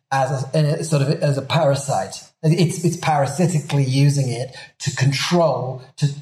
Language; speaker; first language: English; native; English